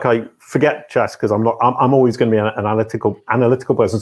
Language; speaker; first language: English; native; English